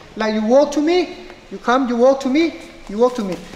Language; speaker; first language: English; non-native, learner; Thai